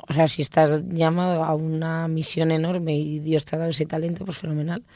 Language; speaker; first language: Spanish; native; Spanish